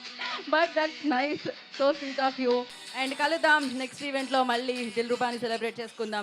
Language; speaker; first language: Telugu; native; Telugu